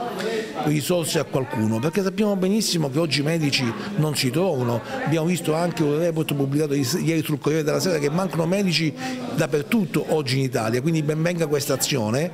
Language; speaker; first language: Italian; native; Italian